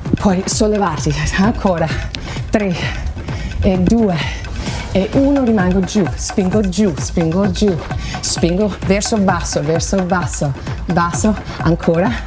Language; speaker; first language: Italian; non-native, fluent; English